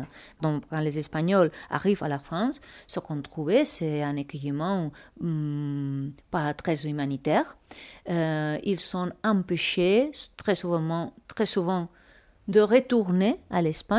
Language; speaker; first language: French; non-native, fluent; Spanish